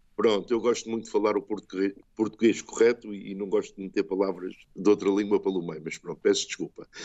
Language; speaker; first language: Portuguese; early bilingual, heritage; Portuguese